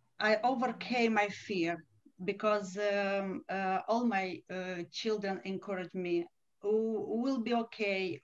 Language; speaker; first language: English; non-native, learner; Romanian